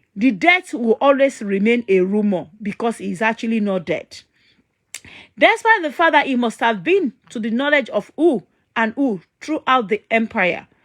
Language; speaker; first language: English; non-native, local second language; Yoruba